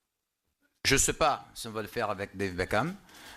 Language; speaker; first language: French; non-native, fluent; Portuguese